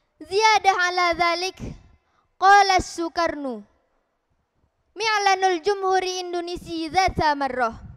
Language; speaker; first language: Arabic; non-native, learner; Indonesian